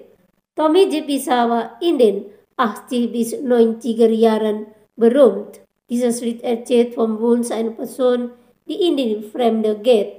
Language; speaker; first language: German; non-native, fluent; Indonesian